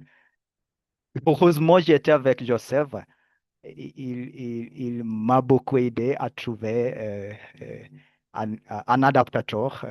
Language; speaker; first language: French; non-native, learner; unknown